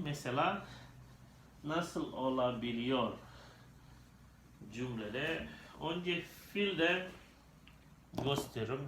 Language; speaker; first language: Turkish; non-native, learner; Indonesian